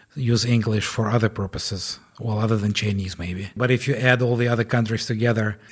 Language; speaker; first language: English; non-native, fluent; Ukrainian